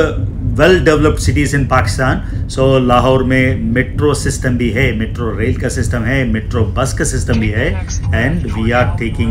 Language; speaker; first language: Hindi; non-native, local second language; Telugu